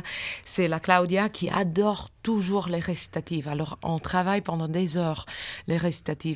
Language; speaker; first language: French; non-native, fluent; English